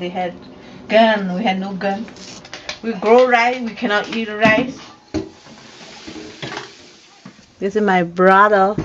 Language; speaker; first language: English; non-native, learner; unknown